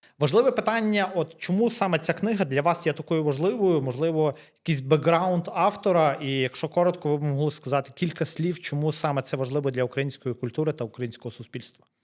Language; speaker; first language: Ukrainian; native; Ukrainian